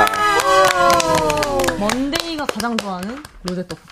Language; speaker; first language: Korean; native; Korean